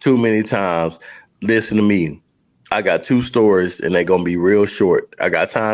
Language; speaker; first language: English; native; English